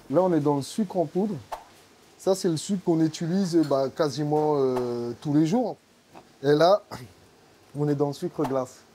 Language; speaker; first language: French; native; French